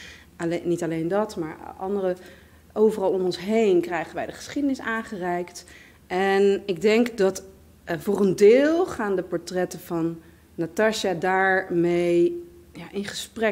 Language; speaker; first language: Dutch; native; Dutch